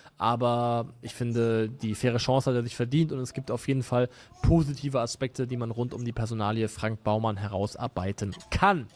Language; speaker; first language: German; native; German